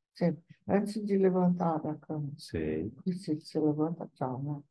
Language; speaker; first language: Portuguese; non-native, fluent; Italian